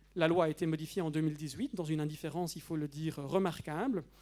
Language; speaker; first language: French; native; French